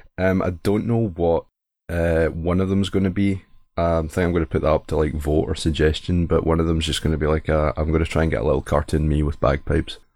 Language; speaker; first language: English; native; English